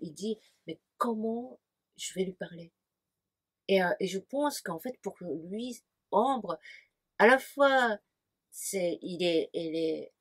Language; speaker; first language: French; non-native, fluent; Japanese